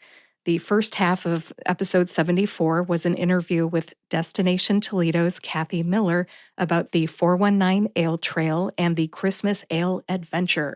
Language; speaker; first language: English; native; English